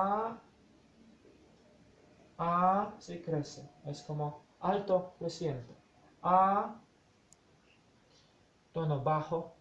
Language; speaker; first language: Spanish; non-native, fluent; Polish